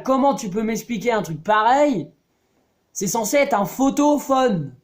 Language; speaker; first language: French; native; French